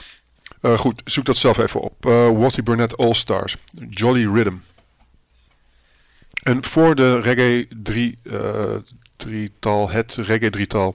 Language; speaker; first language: Dutch; native; Dutch